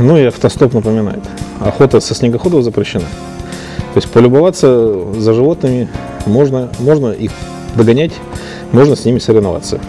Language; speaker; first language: Russian; native; Russian